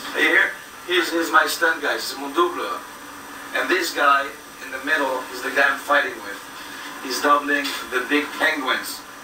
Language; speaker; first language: English; non-native, fluent; French